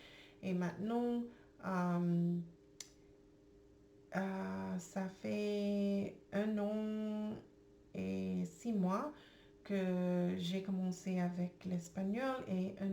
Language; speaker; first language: French; non-native, learner; English